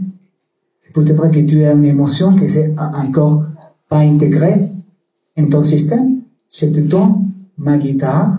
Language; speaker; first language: French; non-native, learner; Spanish